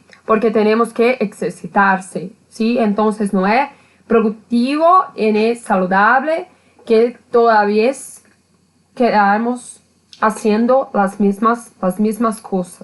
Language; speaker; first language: Spanish; non-native, learner; Portuguese